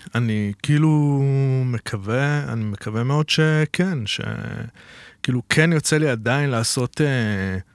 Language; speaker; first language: Hebrew; native; Hebrew